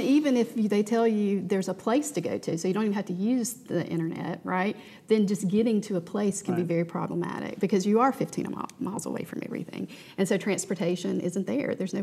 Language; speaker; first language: English; native; English